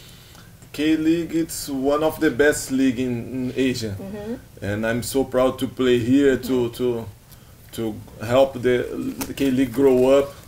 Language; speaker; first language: English; non-native, learner; Portuguese